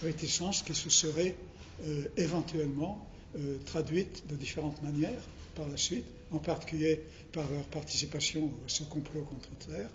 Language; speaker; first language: French; native; French